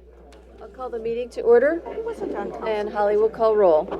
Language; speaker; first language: English; native; English